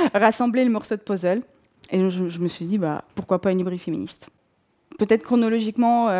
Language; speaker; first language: French; non-native, fluent; Russian